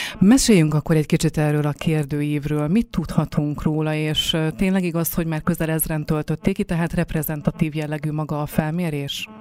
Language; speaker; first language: Hungarian; native; Hungarian